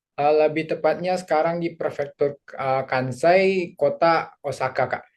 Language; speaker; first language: Indonesian; native; Indonesian